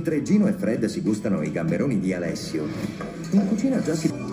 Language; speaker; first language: Italian; native; Italian